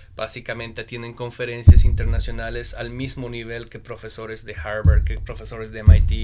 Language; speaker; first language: Spanish; native; Spanish